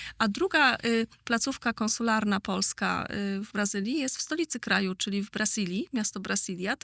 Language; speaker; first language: Polish; native; Polish